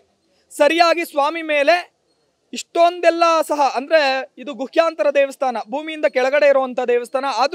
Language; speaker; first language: Kannada; native; Kannada